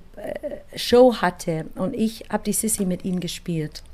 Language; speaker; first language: German; non-native, fluent; English